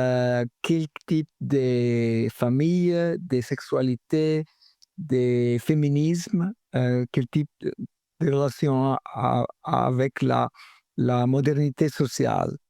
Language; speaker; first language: French; non-native, fluent; Italian